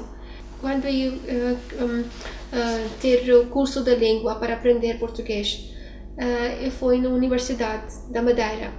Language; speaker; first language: Portuguese; non-native, learner; Urdu